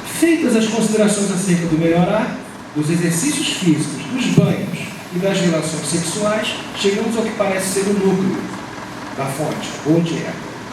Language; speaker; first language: Portuguese; native; Portuguese